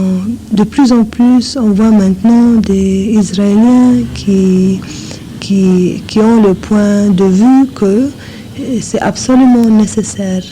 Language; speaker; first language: French; non-native, fluent; English